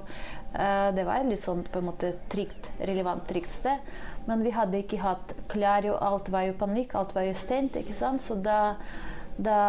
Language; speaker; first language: Swedish; non-native, fluent; Ukrainian